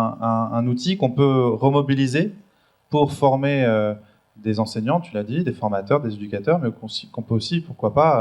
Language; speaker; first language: French; native; French